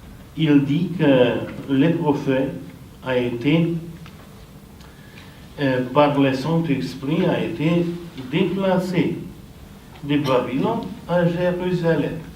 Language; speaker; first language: French; non-native, fluent; Romanian